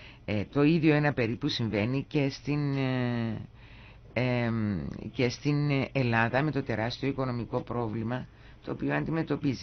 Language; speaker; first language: Greek; native; Greek